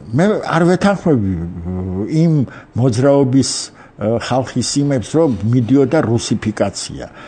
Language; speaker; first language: Georgian; non-native, local second language; Armenian